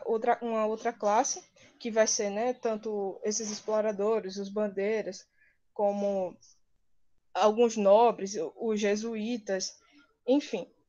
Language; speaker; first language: Portuguese; native; Portuguese